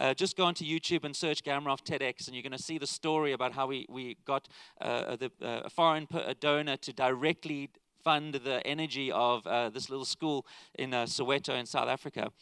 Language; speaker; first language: English; native; English